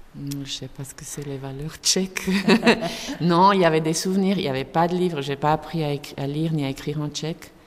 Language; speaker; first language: French; non-native, fluent; Spanish